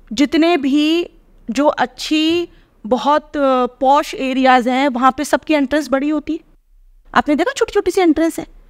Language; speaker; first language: Hindi; native; Hindi